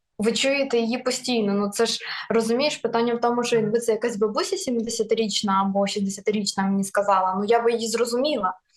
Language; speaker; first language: Ukrainian; non-native, local second language; Russian